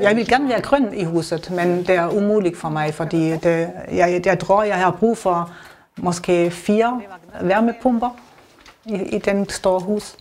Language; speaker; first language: Danish; non-native, learner; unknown